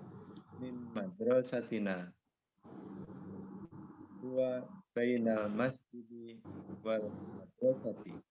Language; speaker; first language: Arabic; non-native, learner; Indonesian